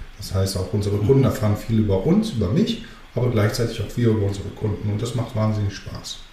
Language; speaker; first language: German; early bilingual, other home language; Greek